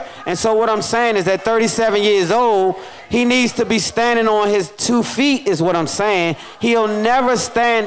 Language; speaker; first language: English; native; English